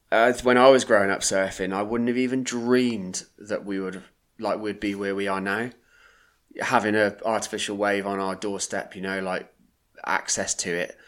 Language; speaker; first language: English; native; English